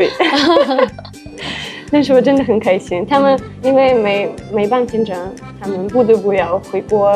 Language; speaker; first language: Chinese; non-native, fluent; Russian